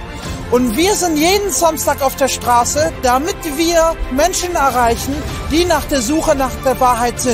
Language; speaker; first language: German; non-native, fluent; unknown